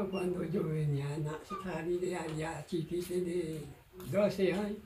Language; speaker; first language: Spanish; non-native, learner; Haitian Creole